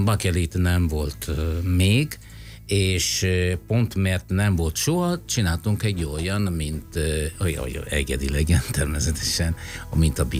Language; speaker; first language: Hungarian; non-native, fluent; Italian